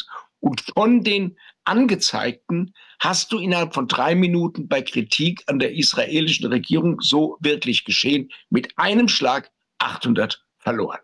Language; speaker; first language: German; native; German